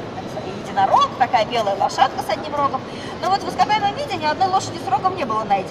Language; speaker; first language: Russian; native; Russian